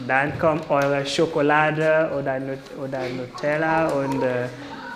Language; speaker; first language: German; non-native, learner; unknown